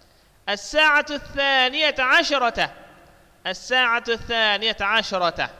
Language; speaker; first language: Arabic; non-native, fluent; Indonesian